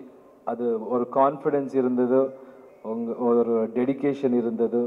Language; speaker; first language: Tamil; non-native, learner; Kannada